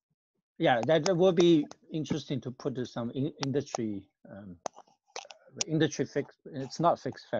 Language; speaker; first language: English; non-native, fluent; Chinese